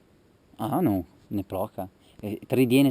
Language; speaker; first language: Russian; non-native, learner; Italian